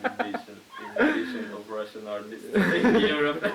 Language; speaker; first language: English; non-native, learner; Ukrainian